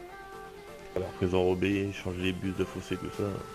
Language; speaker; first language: French; native; French